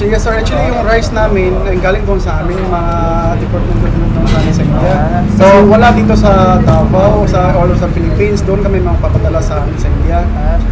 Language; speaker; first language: Filipino; early bilingual, other home language; Hindi